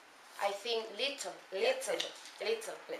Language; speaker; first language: English; non-native, learner; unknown